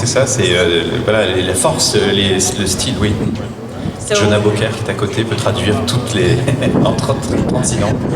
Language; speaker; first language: French; native; French